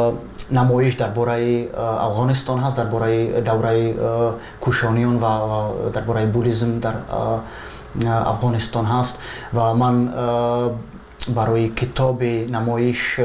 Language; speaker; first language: Persian; non-native, fluent; Slovak